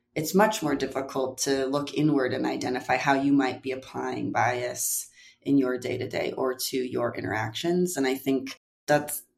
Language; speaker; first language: English; native; English